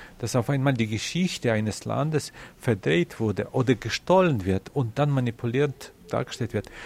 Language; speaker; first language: German; non-native, fluent; Ukrainian